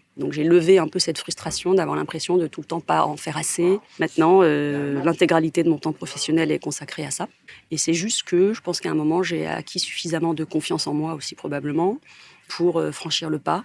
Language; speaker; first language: French; native; French